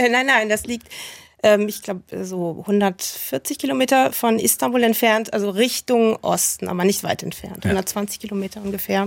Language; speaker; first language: German; native; German